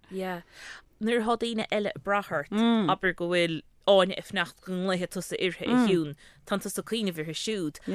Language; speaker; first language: Irish; native; Irish